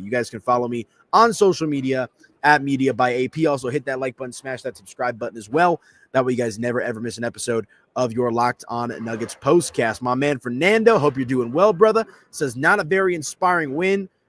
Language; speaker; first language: English; native; English